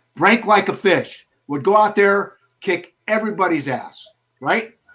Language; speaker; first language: English; native; English